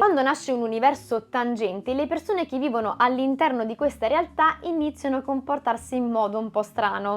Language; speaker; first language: Italian; native; Italian